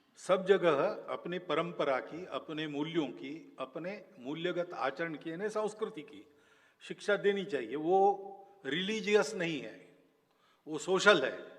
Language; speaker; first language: Hindi; non-native, local second language; Marathi